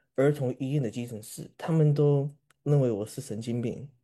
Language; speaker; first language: Chinese; early bilingual, heritage; Chinese